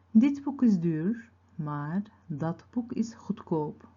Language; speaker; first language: Dutch; non-native, fluent; Turkish